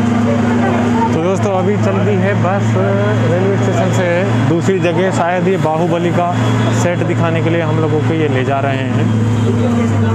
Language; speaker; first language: Hindi; native; Hindi